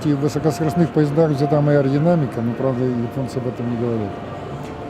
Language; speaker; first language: Russian; native; Russian